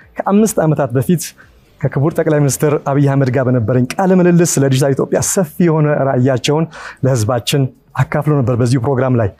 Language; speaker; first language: Amharic; native; Amharic